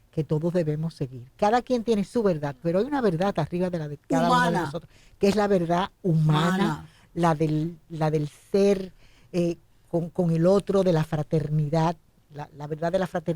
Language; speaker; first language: Spanish; native; Spanish